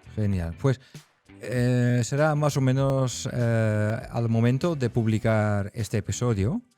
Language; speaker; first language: Spanish; non-native, fluent; Dutch